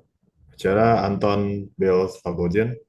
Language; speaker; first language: Russian; non-native, learner; Indonesian